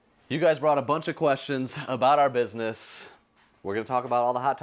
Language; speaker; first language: English; native; English